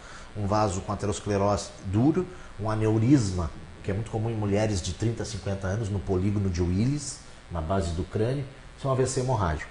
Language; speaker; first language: Portuguese; native; Portuguese